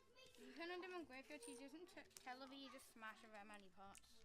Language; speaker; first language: Welsh; non-native, local second language; English